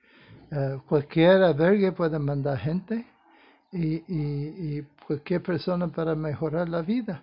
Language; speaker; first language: Spanish; non-native, fluent; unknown